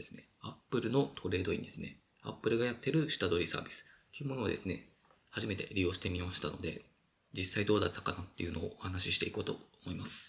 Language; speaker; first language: Japanese; native; Japanese